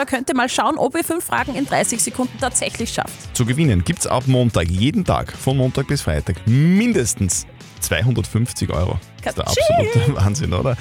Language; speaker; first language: German; native; German